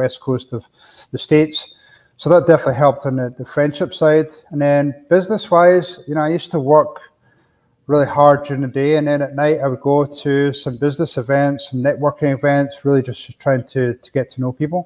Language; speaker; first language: English; native; English